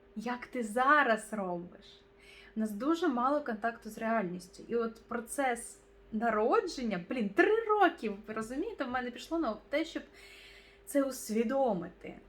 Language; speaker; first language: Ukrainian; non-native, local second language; Russian